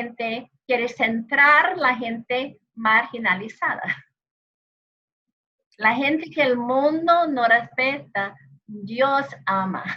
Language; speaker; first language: Spanish; non-native, fluent; English